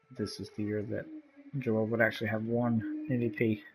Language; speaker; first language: English; native; English